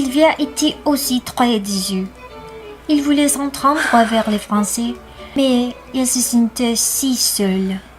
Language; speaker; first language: French; non-native, learner; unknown